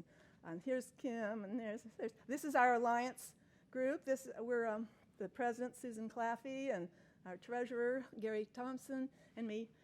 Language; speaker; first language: English; native; English